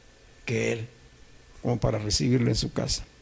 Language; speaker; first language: Spanish; native; Spanish